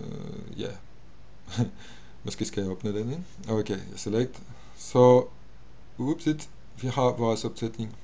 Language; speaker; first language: Danish; non-native, fluent; French